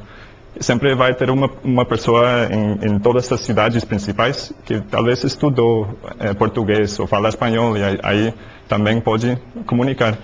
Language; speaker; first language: Portuguese; non-native, learner; English